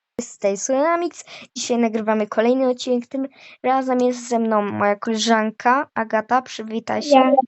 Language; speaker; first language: Polish; native; Polish